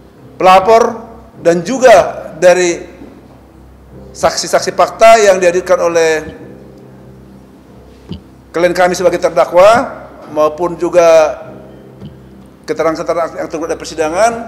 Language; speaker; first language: Indonesian; native; Indonesian